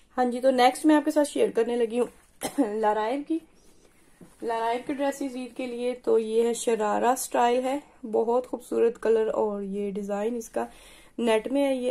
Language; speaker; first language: Hindi; native; Hindi